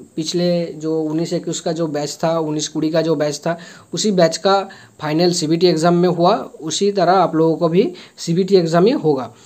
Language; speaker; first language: Hindi; non-native, local second language; Bangla